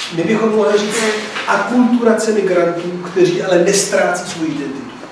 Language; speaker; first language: Czech; non-native, fluent; Italian